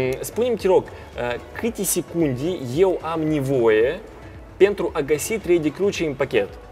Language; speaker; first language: Romanian; non-native, local second language; Russian